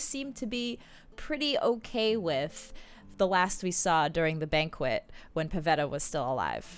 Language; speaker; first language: English; native; English